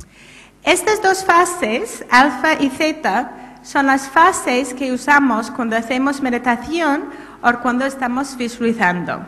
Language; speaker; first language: Spanish; non-native, fluent; English